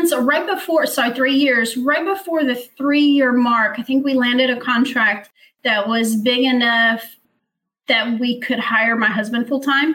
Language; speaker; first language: English; early bilingual, other home language; Spanish